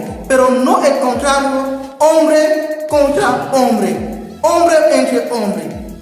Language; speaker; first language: Spanish; non-native, learner; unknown